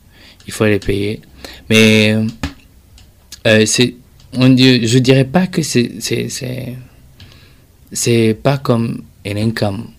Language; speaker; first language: French; non-native, local second language; Rundi